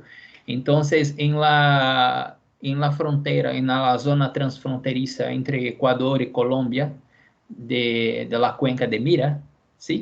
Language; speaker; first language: Spanish; non-native, fluent; Portuguese